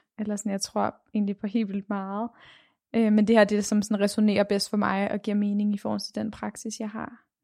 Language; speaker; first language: Danish; native; Danish